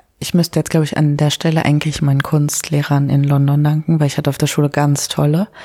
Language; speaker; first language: German; early bilingual, other home language; Kurdish